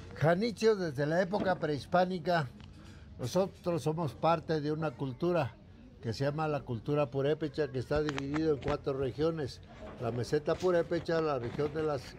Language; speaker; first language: Spanish; native; Spanish